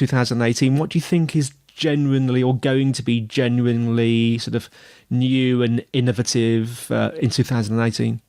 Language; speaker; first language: English; native; English